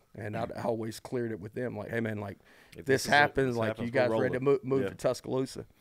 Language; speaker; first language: English; native; English